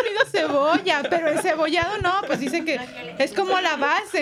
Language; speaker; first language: Spanish; native; Spanish